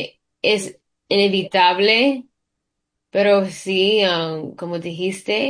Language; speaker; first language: Spanish; early bilingual, heritage; Spanish